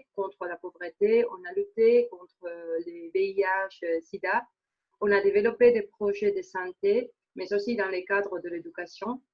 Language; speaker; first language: French; non-native, fluent; Spanish